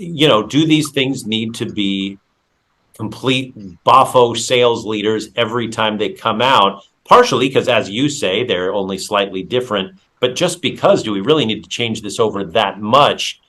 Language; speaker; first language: English; native; English